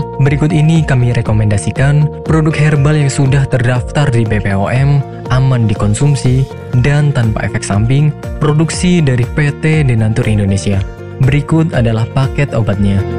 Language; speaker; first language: Indonesian; native; Indonesian